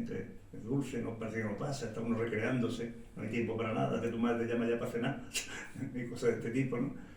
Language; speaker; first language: Spanish; native; Spanish